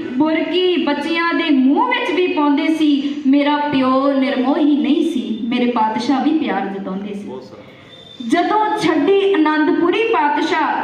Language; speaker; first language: Punjabi; early bilingual, heritage; Punjabi